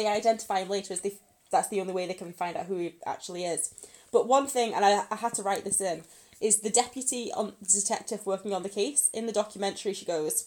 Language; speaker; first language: English; native; English